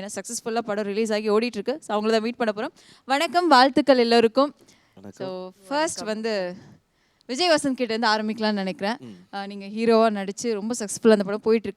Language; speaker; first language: Tamil; native; Tamil